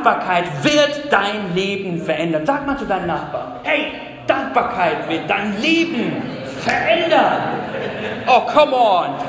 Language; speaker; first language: German; non-native, fluent; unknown